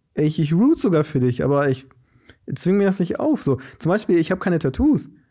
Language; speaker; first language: German; early bilingual, other home language; Portuguese